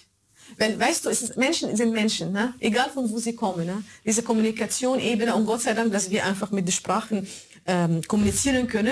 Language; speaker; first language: German; non-native, fluent; Arabic